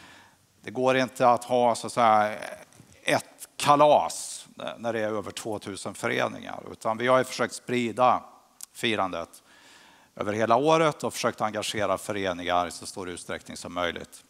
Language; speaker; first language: Swedish; native; Swedish